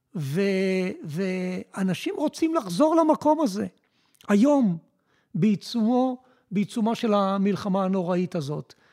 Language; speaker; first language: Hebrew; early bilingual, other home language; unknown